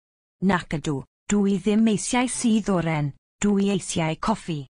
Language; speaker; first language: Welsh; non-native, learner; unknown